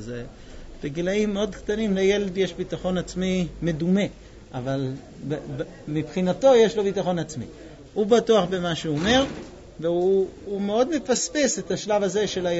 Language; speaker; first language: Hebrew; native; Hebrew